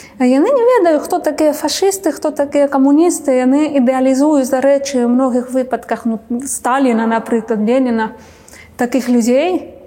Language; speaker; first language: Belarusian; non-native, fluent; Spanish